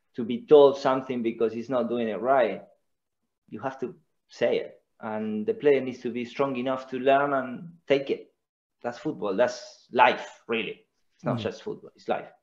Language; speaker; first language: English; non-native, fluent; Spanish